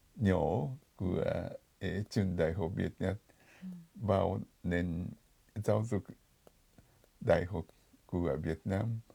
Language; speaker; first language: Vietnamese; non-native, fluent; Japanese